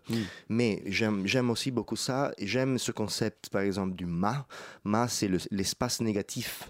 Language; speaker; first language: French; non-native, fluent; Italian